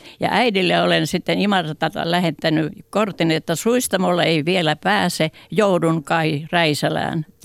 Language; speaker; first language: Finnish; native; Finnish